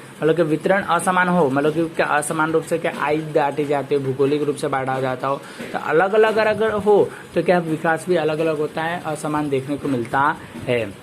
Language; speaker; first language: Hindi; non-native, local second language; Gujarati